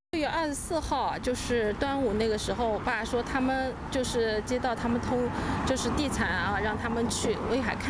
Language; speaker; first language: Chinese; native; Chinese